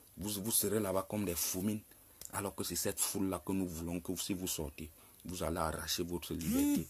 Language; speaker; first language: French; non-native, local second language; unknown